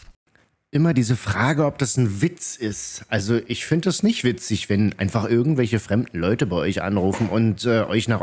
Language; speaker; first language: German; native; German